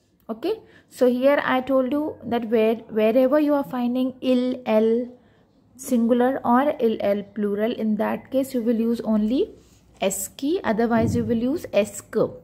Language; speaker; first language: English; non-native, local second language; Hindi